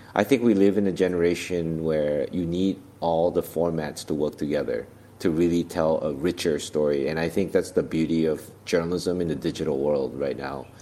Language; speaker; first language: English; native; English